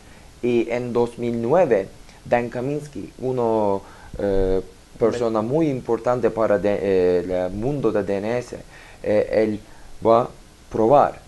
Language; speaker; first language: Spanish; non-native, learner; Turkish